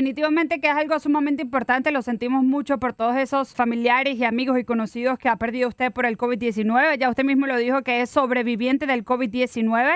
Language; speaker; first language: Spanish; native; Spanish